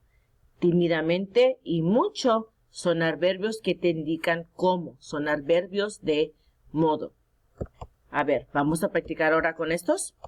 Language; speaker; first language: Spanish; early bilingual, heritage; Spanish